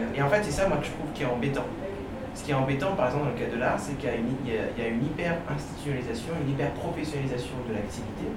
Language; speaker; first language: French; native; French